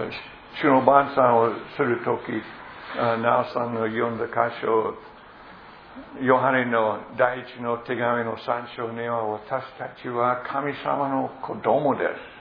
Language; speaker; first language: Japanese; non-native, fluent; English